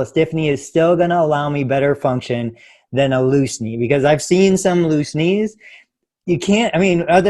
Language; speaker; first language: English; native; English